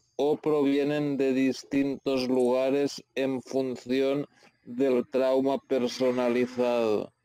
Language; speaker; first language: Spanish; native; Spanish